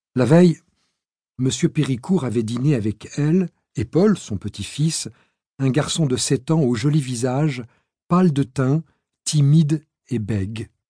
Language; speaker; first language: French; native; French